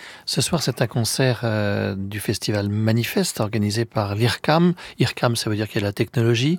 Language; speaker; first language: French; native; French